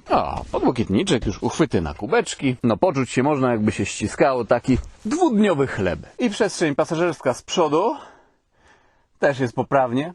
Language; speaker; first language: Polish; native; Polish